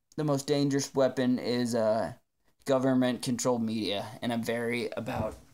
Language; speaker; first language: English; native; English